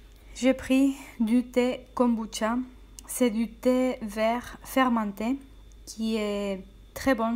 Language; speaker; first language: French; non-native, fluent; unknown